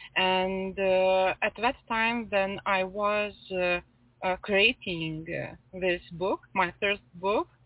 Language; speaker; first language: English; non-native, fluent; Lithuanian